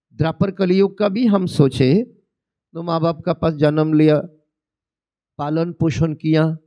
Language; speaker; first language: Hindi; non-native, local second language; Bangla